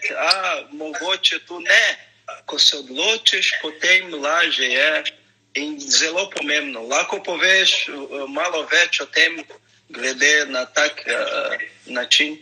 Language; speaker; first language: Slovenian; non-native, learner; Portuguese